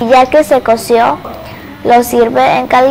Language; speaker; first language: Spanish; early bilingual, other home language; Cantonese